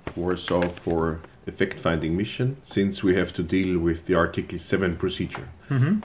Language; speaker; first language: English; non-native, fluent; German